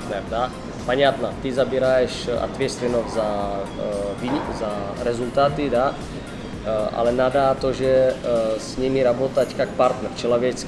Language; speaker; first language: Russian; non-native, learner; Czech